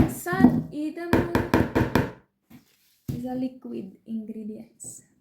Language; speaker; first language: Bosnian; non-native, learner; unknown